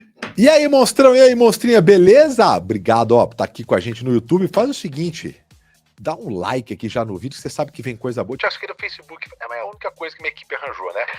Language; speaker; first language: Portuguese; native; Portuguese